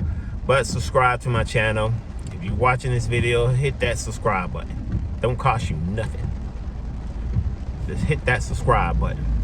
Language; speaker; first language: English; native; English